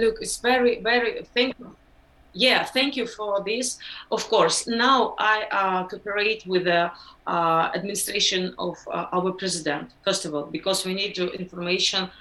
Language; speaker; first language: English; non-native, learner; Ukrainian